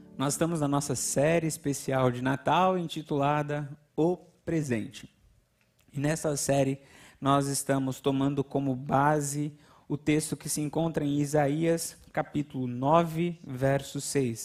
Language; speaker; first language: Portuguese; native; Portuguese